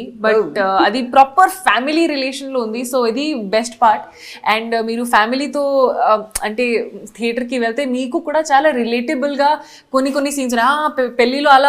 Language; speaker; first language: Telugu; non-native, learner; Hindi